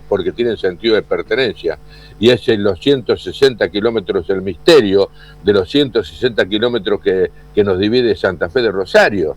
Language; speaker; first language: Spanish; native; Spanish